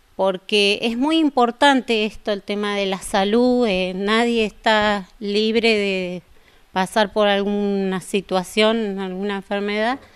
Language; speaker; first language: Spanish; native; Spanish